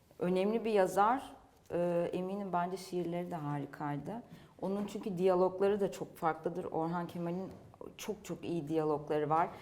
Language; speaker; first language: Turkish; native; Turkish